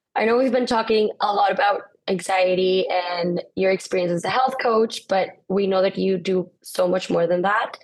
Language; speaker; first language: English; non-native, fluent; Spanish